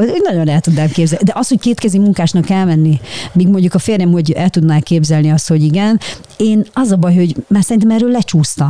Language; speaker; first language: Hungarian; native; Hungarian